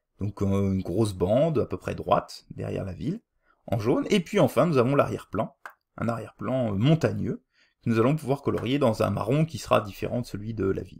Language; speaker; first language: French; native; French